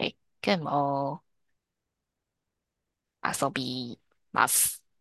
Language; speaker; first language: Japanese; non-native, learner; Chinese